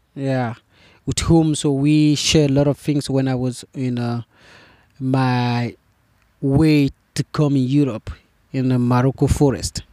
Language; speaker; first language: English; non-native, fluent; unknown